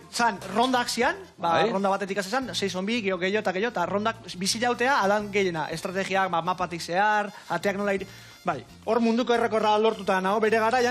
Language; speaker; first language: Basque; native; Basque